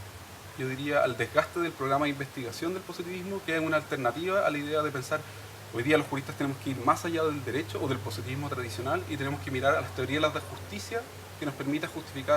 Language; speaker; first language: Spanish; native; Spanish